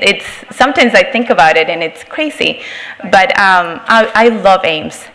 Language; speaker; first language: English; non-native, fluent; Spanish